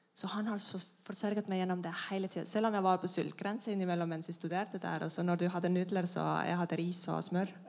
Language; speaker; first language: Norwegian; non-native, fluent; Estonian